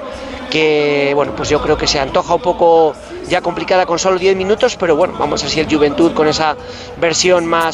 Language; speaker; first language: Spanish; native; Spanish